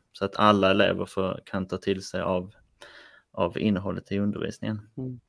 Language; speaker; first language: Swedish; native; Swedish